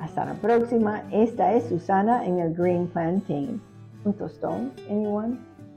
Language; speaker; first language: Spanish; early bilingual, heritage; Spanish